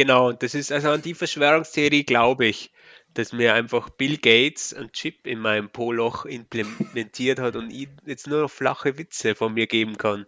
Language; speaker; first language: German; native; German